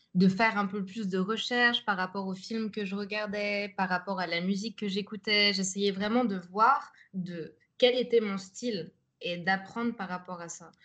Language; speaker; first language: French; native; French